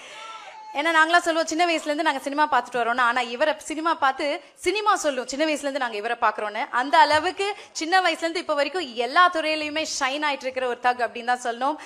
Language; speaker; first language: Tamil; native; Tamil